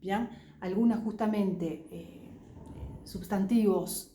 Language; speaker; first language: Spanish; non-native, fluent; French